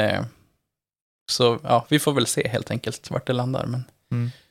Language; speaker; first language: Swedish; native; Swedish